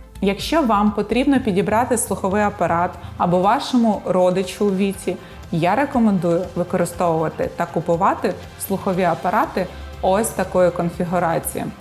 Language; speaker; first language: Ukrainian; native; Ukrainian